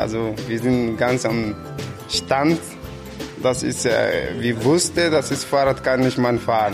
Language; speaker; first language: German; non-native, learner; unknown